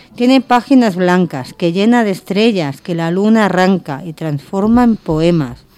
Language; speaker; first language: Spanish; non-native, local second language; Catalan